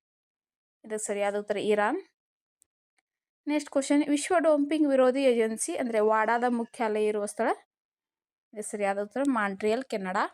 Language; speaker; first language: Kannada; native; Kannada